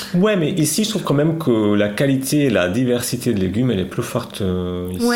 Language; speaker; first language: French; non-native, fluent; Portuguese